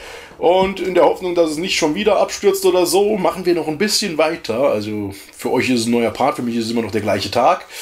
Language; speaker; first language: German; native; German